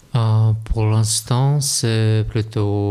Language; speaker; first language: French; non-native, learner; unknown